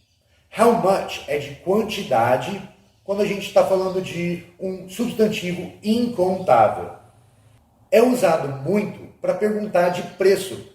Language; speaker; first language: Portuguese; non-native, fluent; English